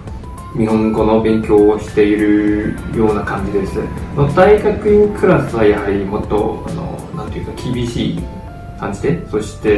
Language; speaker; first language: Japanese; non-native, fluent; Chinese